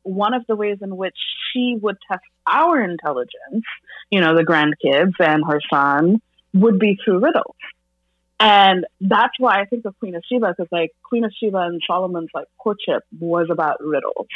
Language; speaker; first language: English; non-native, local second language; Bangla